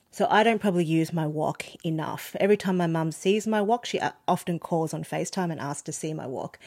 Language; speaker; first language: English; non-native, local second language; Cantonese